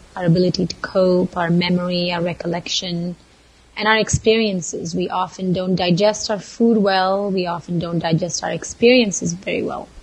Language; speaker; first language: English; non-native, local second language; Kannada